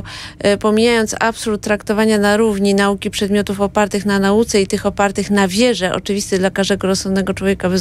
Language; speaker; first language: Polish; native; Polish